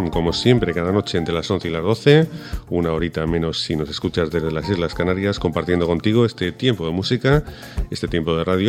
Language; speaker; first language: Spanish; native; Spanish